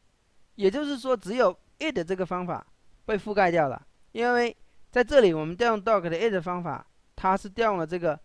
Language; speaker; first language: Chinese; native; Chinese